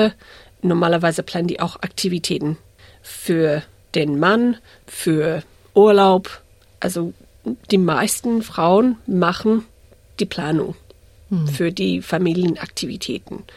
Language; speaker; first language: German; early bilingual, heritage; English